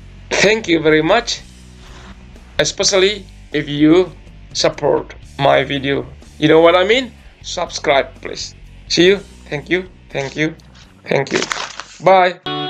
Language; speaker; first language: English; non-native, fluent; Indonesian